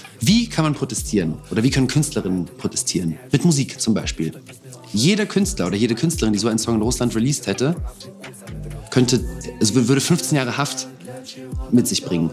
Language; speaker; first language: German; early bilingual, other home language; Russian